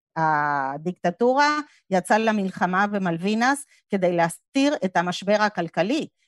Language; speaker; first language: Hebrew; non-native, fluent; Spanish